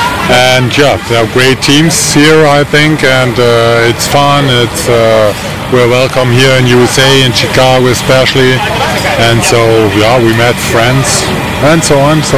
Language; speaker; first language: English; non-native, fluent; German